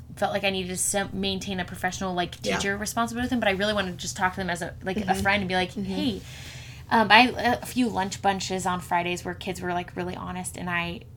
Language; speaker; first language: English; native; English